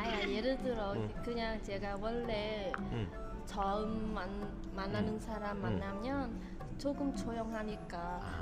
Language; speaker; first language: Korean; non-native, learner; Vietnamese